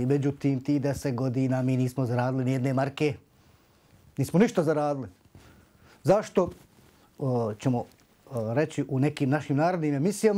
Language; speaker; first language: Croatian; native; Croatian